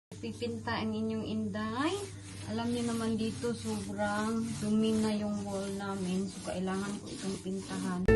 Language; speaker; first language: Filipino; non-native, local second language; Cebuano